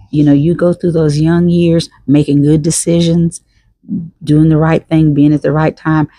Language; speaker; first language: English; native; English